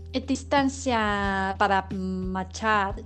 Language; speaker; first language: Spanish; non-native, learner; Chinese